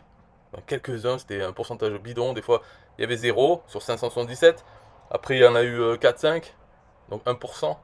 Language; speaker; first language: French; native; French